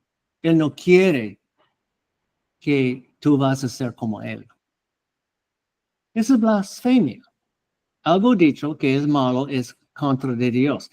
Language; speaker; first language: Spanish; non-native, fluent; English